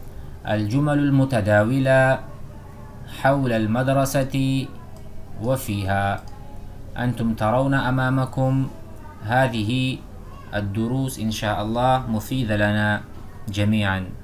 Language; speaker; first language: Arabic; non-native, fluent; Urdu